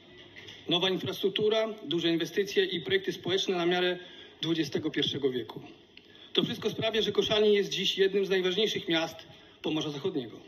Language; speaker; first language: Polish; native; Polish